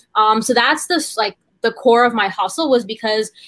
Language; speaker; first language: English; native; English